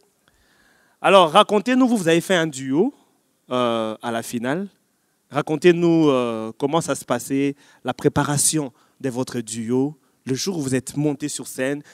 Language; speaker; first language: French; non-native, local second language; Lingala